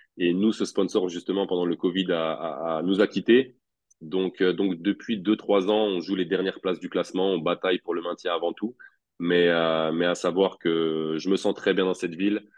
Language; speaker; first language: French; native; French